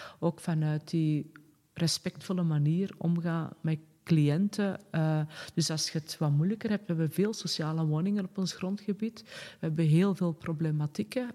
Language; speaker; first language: Dutch; native; Dutch